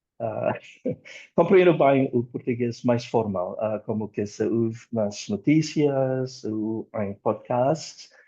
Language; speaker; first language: Portuguese; non-native, fluent; Indonesian